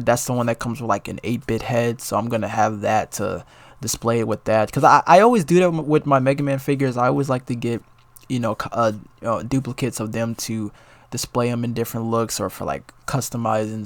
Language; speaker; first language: English; native; English